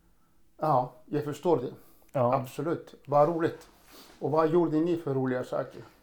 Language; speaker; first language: Swedish; non-native, fluent; Icelandic